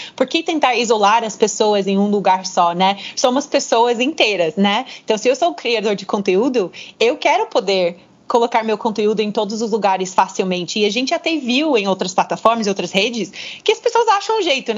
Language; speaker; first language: Portuguese; non-native, fluent; English